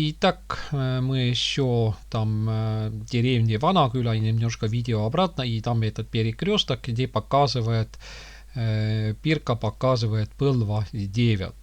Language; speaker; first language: Russian; non-native, local second language; Estonian